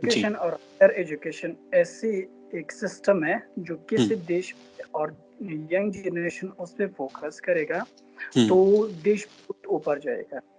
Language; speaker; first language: Hindi; non-native, learner; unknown